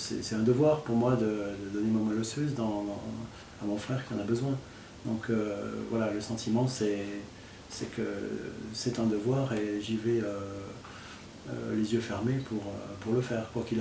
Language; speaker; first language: French; native; French